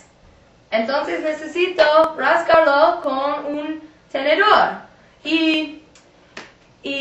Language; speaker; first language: Spanish; non-native, learner; English